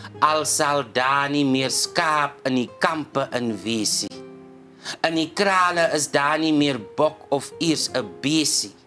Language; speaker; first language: Afrikaans; native; Afrikaans